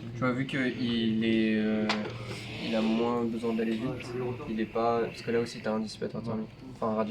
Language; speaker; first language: French; native; French